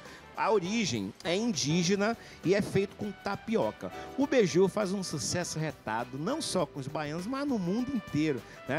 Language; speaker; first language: Portuguese; native; Portuguese